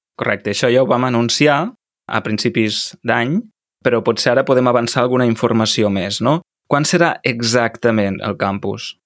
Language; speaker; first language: Catalan; native; Catalan